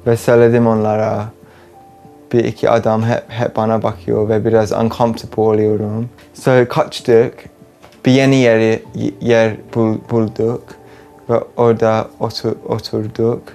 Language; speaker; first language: Turkish; early bilingual, heritage; English